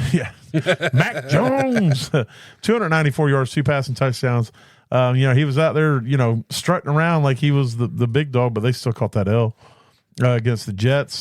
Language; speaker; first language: English; native; English